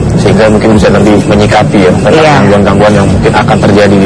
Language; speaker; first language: Indonesian; native; Indonesian